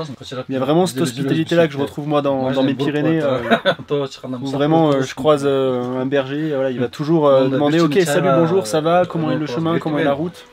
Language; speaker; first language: French; native; French